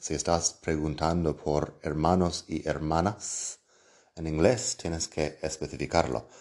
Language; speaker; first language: Spanish; non-native, fluent; English